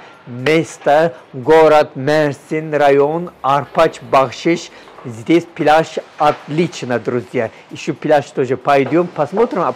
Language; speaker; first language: Russian; non-native, learner; Turkish